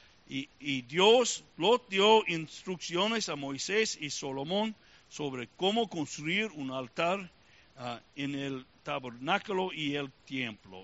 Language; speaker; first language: Spanish; non-native, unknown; English